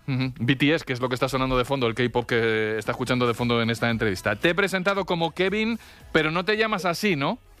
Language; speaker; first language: Spanish; native; Spanish